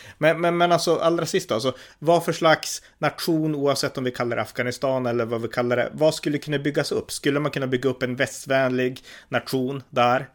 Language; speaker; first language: Swedish; native; Swedish